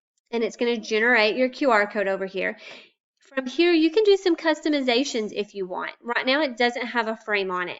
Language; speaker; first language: English; native; English